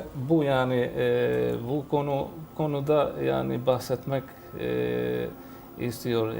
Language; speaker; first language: Turkish; non-native, fluent; Albanian